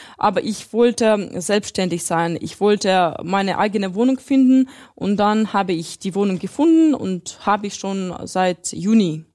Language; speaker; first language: German; non-native, fluent; Russian